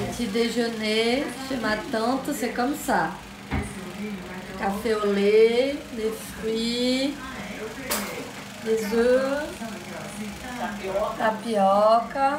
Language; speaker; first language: French; non-native, fluent; Portuguese